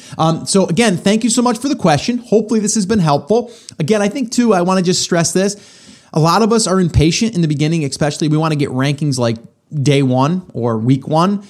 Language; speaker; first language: English; native; English